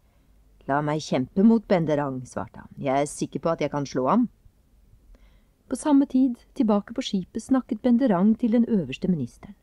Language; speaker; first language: Norwegian; native; Norwegian